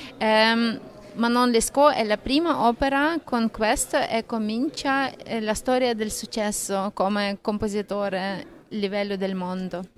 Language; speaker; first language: Italian; non-native, fluent; Ukrainian